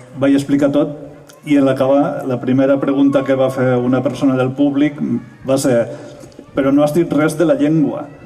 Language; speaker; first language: Catalan; native; Catalan